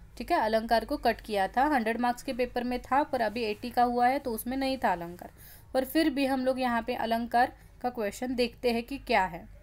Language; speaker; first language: Hindi; non-native, local second language; Marathi